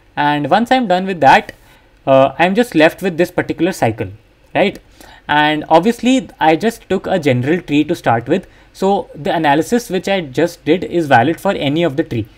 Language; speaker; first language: English; non-native, local second language; Hindi